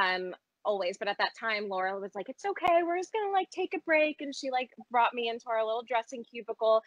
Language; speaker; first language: English; native; English